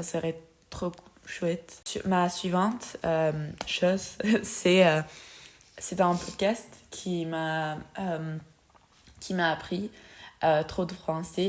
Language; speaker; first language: French; non-native, fluent; Spanish